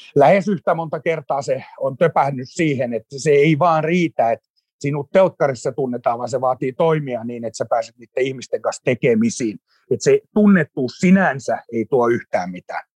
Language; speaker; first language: Finnish; native; Finnish